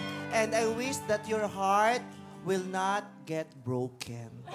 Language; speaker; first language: English; non-native, local second language; Filipino